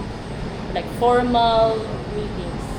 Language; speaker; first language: English; non-native, local second language; Filipino